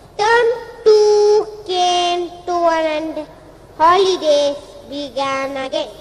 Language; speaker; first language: English; non-native, local second language; Tamil